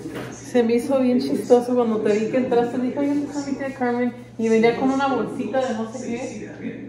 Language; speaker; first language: Spanish; early bilingual, heritage; Spanish